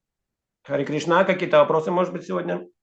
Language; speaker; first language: Russian; native; Russian